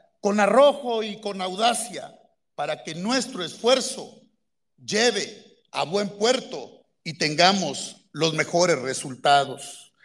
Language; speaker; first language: Spanish; native; Spanish